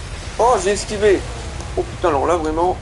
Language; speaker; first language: French; native; French